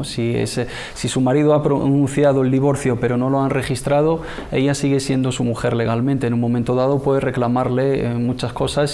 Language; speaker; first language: Spanish; native; Spanish